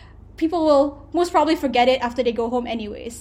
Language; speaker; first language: English; non-native, local second language; Malay